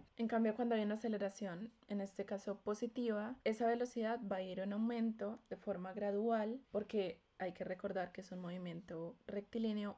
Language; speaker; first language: Spanish; native; Spanish